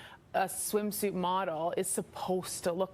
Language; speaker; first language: English; native; English